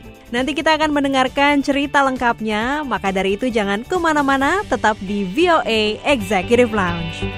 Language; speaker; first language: Indonesian; native; Indonesian